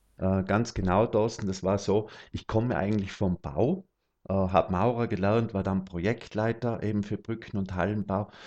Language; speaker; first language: German; native; German